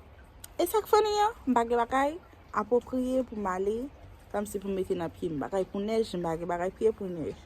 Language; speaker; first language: French; non-native, learner; Haitian Creole